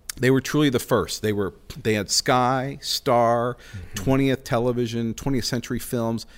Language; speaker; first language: English; native; English